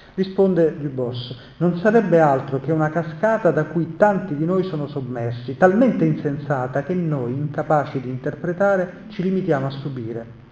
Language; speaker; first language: Italian; native; Italian